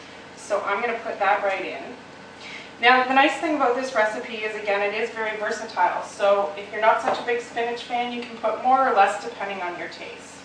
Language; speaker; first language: English; native; English